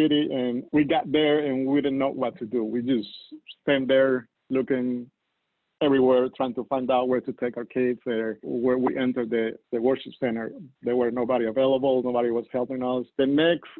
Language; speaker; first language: English; non-native, fluent; Spanish